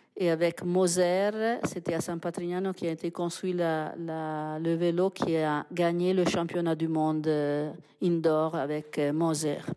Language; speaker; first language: French; non-native, fluent; Italian